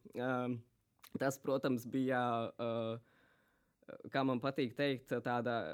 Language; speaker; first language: Latvian; native; Latvian